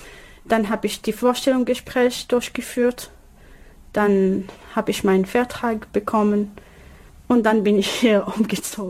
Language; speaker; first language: German; non-native, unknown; Arabic